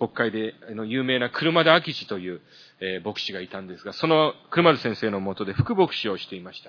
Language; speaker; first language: Japanese; early bilingual, heritage; Japanese